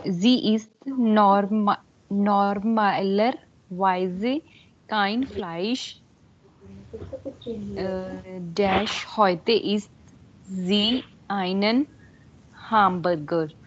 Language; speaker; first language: German; non-native, learner; Hindi